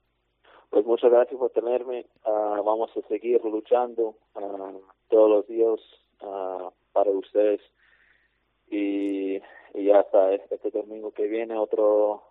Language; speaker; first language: Spanish; non-native, fluent; English